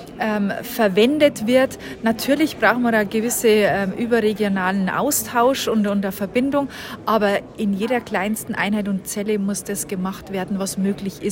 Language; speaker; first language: German; native; German